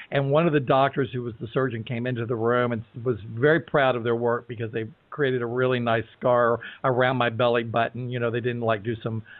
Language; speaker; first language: English; native; English